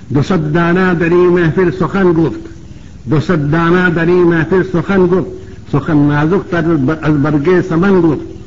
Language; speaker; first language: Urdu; native; Urdu